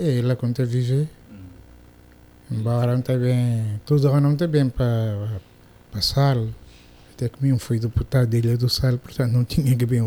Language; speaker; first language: Portuguese; non-native, local second language; Kabuverdianu